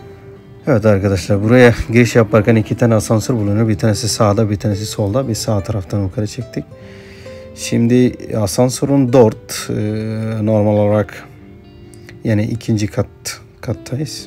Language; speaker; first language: Turkish; non-native, fluent; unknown